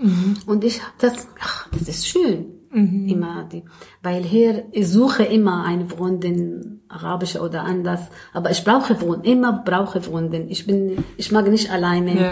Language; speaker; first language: German; non-native, learner; Arabic